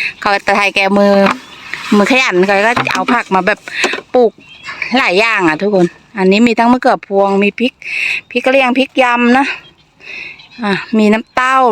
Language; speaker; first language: Thai; non-native, local second language; Northeastern Thai